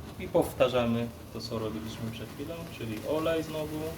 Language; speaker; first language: Polish; non-native, fluent; Vietnamese